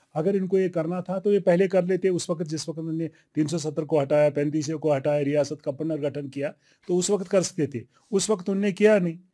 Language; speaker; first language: Hindi; non-native, local second language; Kashmiri